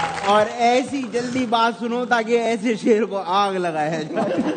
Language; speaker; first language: Urdu; native; Urdu